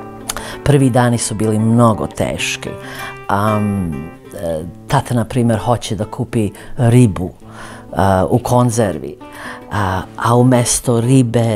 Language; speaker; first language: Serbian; early bilingual, other home language; Croatian